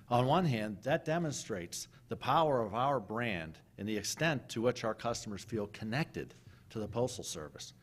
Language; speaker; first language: English; native; English